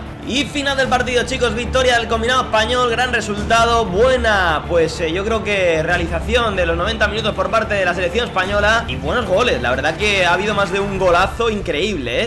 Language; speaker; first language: Spanish; native; Spanish